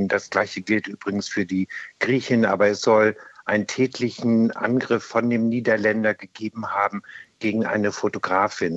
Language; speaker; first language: German; native; German